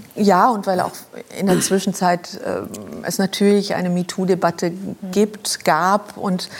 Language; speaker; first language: German; non-native, local second language; Luxembourgish